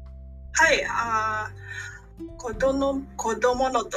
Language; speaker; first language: Japanese; non-native, learner; Malay